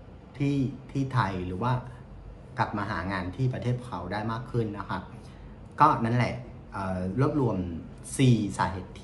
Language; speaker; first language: Thai; non-native, fluent; Vietnamese